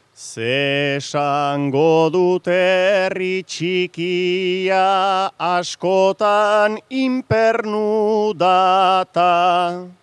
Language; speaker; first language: Basque; native; Basque